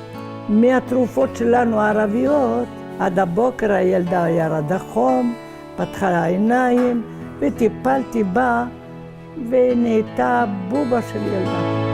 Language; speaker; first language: Hebrew; non-native, fluent; Arabic